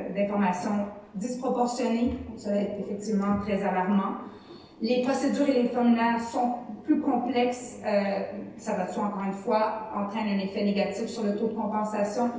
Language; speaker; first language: French; native; French